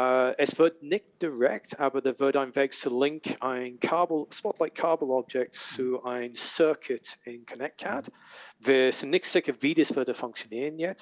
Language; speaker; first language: German; non-native, learner; English